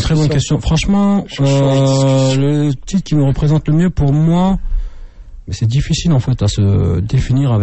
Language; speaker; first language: French; native; French